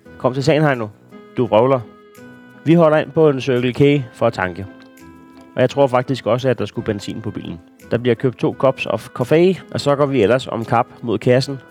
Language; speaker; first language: Danish; native; Danish